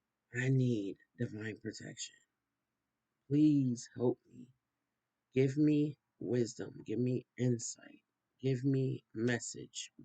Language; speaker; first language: English; native; English